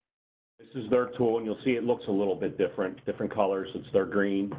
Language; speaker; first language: English; native; English